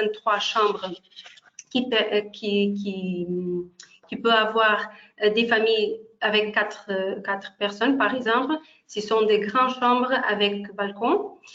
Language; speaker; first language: French; non-native, fluent; Portuguese